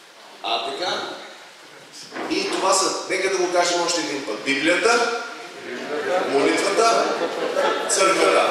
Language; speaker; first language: Bulgarian; native; Bulgarian